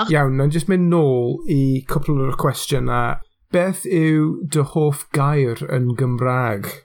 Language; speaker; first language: Welsh; non-native, local second language; English